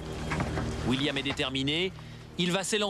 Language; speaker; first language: French; native; French